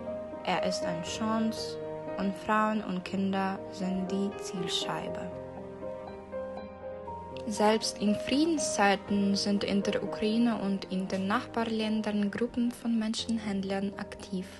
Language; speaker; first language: German; non-native, learner; Ukrainian